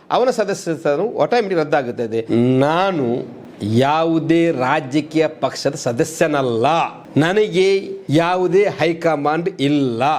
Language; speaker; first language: Kannada; non-native, local second language; Badaga